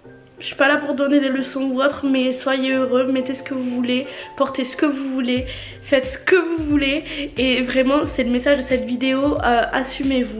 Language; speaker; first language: French; native; French